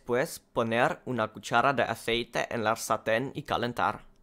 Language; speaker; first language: Spanish; non-native, learner; German